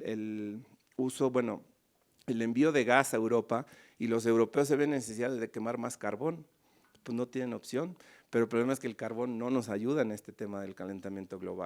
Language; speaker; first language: Spanish; native; Spanish